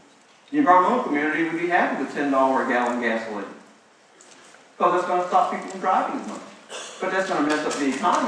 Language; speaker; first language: English; native; English